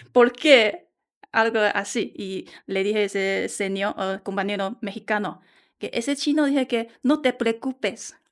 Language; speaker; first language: Spanish; non-native, learner; Chinese